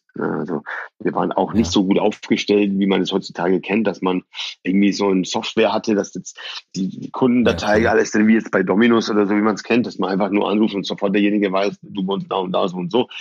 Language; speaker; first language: German; early bilingual, other home language; Persian